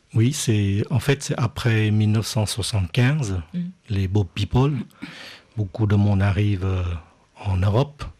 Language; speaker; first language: French; non-native, fluent; Vietnamese